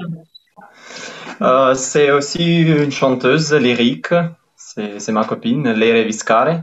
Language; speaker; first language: French; non-native, fluent; Ukrainian